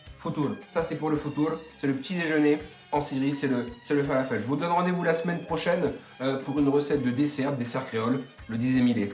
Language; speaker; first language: French; native; French